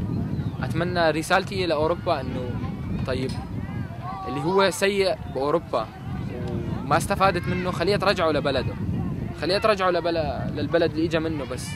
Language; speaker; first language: Arabic; native; Arabic